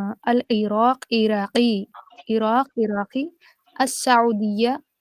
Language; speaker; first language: Arabic; non-native, learner; Urdu